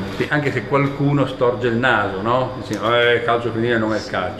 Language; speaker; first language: Italian; native; Italian